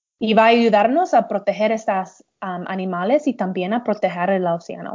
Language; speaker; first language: Spanish; non-native, learner; English